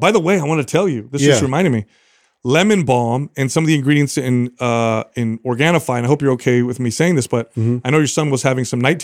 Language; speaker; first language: English; native; English